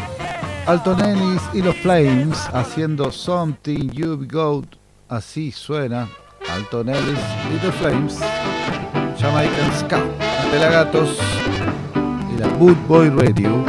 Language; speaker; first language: Spanish; native; Spanish